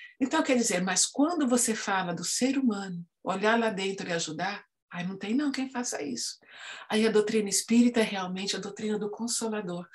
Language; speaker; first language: Portuguese; native; Portuguese